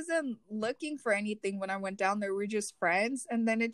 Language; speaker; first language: English; non-native, fluent; Korean